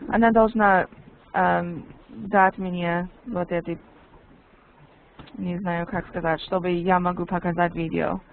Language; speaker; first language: Russian; non-native, learner; English